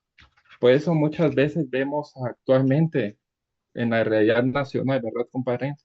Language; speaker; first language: Spanish; native; Spanish